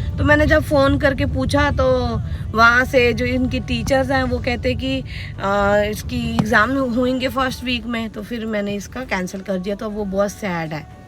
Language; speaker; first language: Hindi; early bilingual, other home language; Nepali